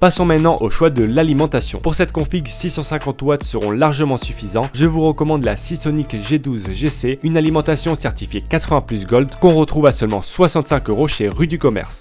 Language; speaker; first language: French; native; French